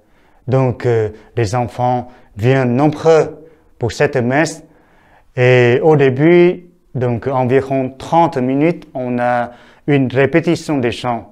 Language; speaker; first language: French; non-native, fluent; Vietnamese